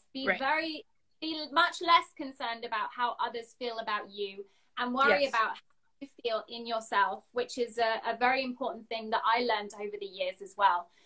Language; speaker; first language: English; native; English